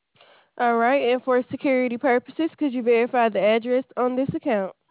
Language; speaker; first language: English; native; English